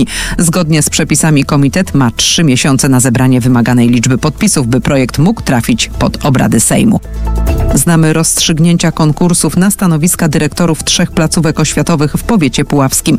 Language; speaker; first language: Polish; native; Polish